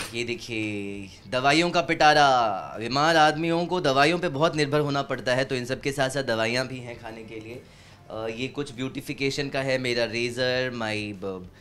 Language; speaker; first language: Hindi; native; Hindi